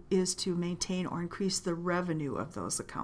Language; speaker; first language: English; native; English